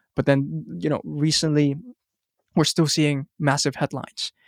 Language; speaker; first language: English; non-native, local second language; Cantonese